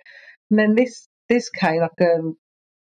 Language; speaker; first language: English; native; English